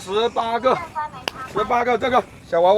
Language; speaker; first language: Chinese; native; Chinese